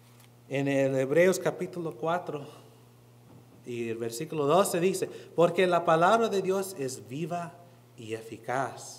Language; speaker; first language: Spanish; non-native, learner; English